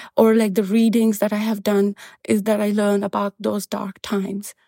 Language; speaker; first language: English; non-native, fluent; Pashto